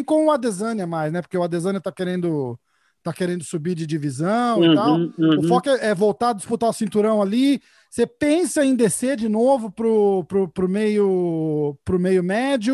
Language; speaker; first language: Portuguese; native; Portuguese